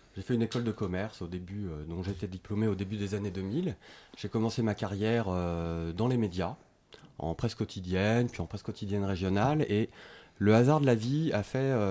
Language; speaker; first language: French; native; French